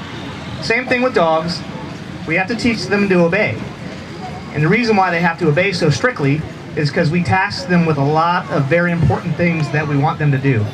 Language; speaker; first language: English; native; English